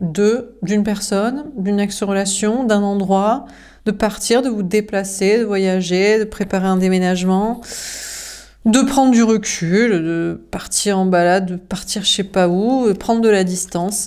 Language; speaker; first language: French; native; French